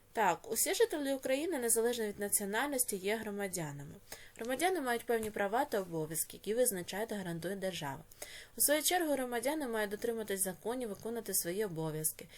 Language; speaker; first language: Ukrainian; native; Ukrainian